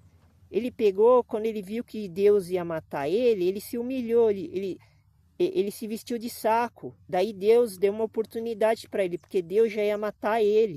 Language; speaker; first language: Portuguese; native; Portuguese